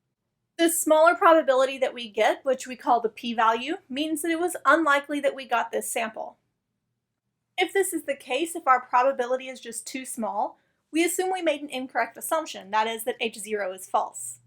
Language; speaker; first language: English; native; English